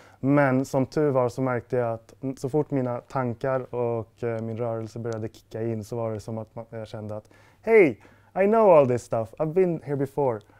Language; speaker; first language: Swedish; native; Swedish